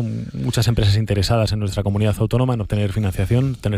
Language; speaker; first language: Spanish; native; Spanish